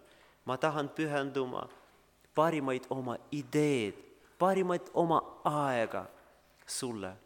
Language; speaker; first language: Estonian; non-native, learner; Russian